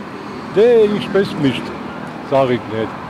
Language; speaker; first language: Armenian; native; Armenian